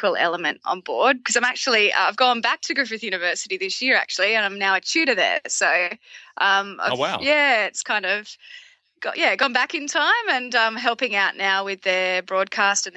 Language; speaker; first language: English; native; English